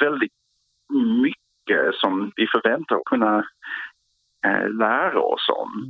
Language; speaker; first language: Swedish; non-native, fluent; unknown